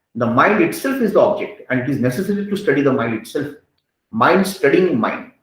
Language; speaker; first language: English; non-native, local second language; Hindi